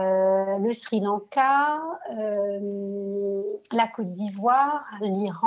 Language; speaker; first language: French; early bilingual, other home language; Arabic